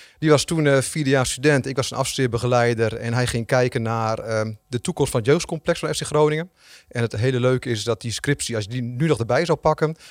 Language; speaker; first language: Dutch; native; Dutch